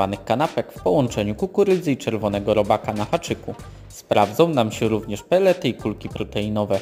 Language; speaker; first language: Polish; native; Polish